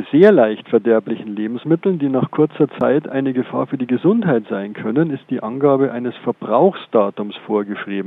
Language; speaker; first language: German; native; German